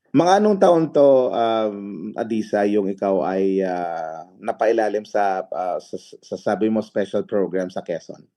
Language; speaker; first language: Filipino; native; Filipino